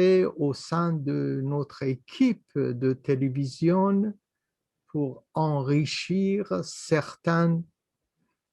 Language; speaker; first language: French; non-native, fluent; Persian